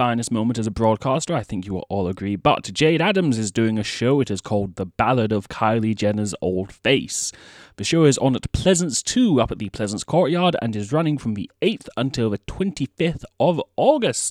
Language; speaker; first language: English; native; English